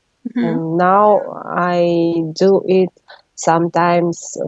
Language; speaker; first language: English; non-native, learner; Russian